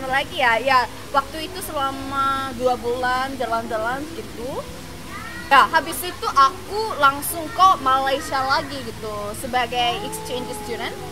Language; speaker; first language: Indonesian; non-native, fluent; Korean